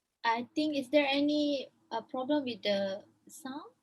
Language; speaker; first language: English; non-native, local second language; Malay